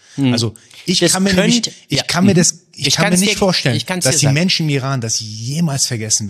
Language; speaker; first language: German; early bilingual, other home language; Persian